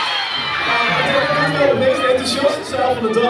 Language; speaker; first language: Dutch; native; Dutch